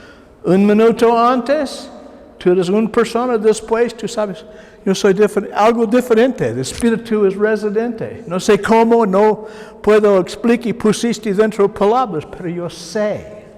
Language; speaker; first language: Spanish; non-native, learner; English